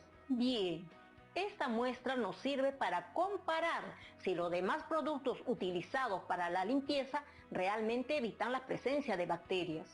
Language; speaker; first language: Spanish; native; Spanish